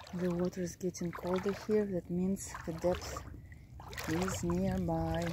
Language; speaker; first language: English; non-native, fluent; Russian